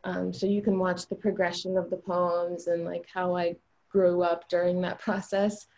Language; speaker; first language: English; early bilingual, other home language; Albanian